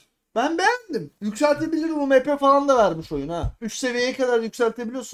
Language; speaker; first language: Turkish; native; Turkish